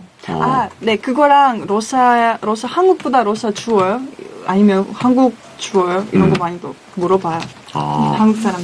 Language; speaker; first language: Korean; non-native, fluent; Russian